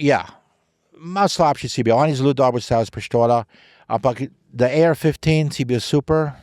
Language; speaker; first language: Slovenian; early bilingual, heritage; Slovenian